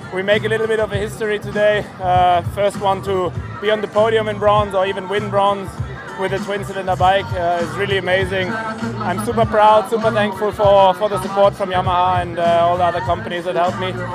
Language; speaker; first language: English; non-native, fluent; German